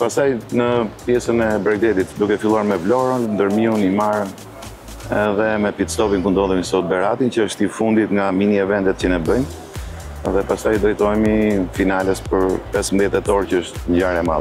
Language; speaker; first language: Albanian; native; Albanian